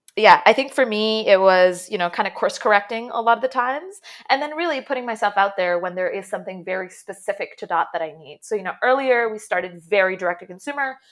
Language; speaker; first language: English; non-native, fluent; Arabic